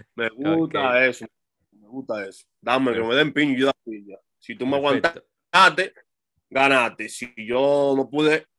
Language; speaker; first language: Spanish; native; Spanish